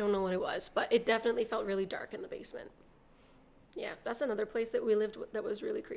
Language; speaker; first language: English; native; English